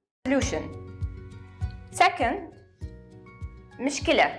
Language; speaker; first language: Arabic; native; Arabic